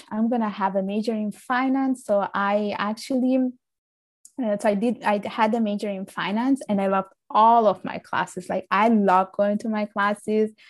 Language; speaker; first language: English; early bilingual, other home language; Italian